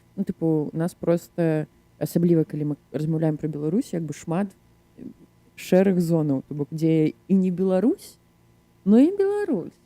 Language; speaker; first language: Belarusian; non-native, local second language; Russian